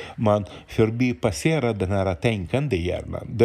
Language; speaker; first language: Swedish; non-native, fluent; Ukrainian